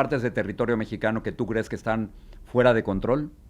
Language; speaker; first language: Spanish; native; Spanish